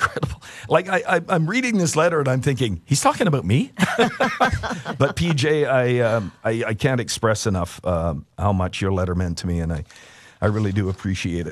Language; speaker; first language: English; native; English